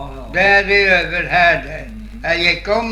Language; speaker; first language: Swedish; native; Swedish